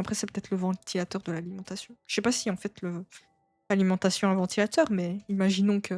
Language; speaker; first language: French; native; French